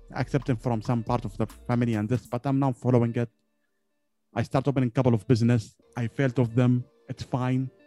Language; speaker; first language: English; non-native, learner; Arabic